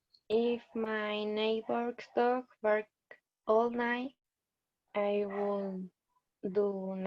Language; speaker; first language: English; non-native, learner; Spanish